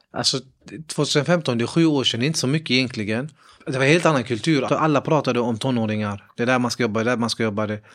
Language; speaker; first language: Swedish; early bilingual, other home language; Kurdish